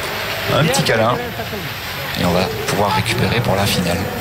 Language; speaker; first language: French; native; French